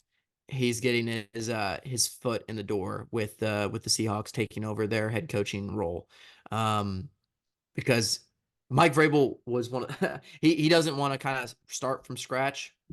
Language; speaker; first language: English; native; English